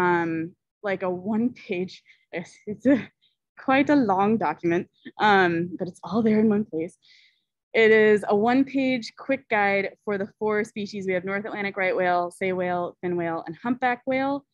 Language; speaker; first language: English; native; English